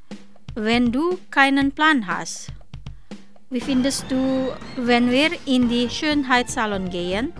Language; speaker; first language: German; non-native, fluent; Indonesian